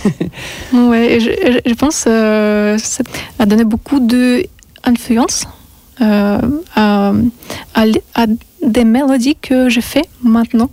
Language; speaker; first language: French; non-native, learner; Russian